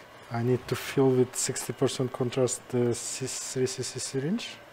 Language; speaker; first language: English; non-native, fluent; Kazakh